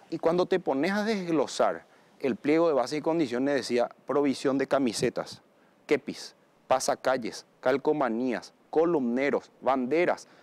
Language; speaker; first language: Spanish; native; Spanish